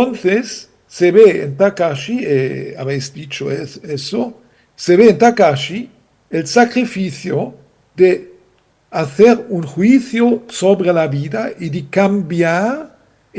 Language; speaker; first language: Spanish; non-native, fluent; German